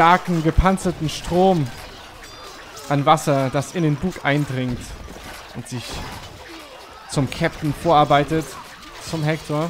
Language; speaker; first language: German; native; German